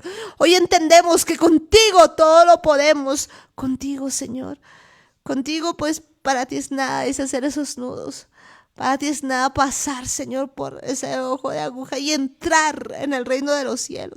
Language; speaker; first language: Spanish; native; Spanish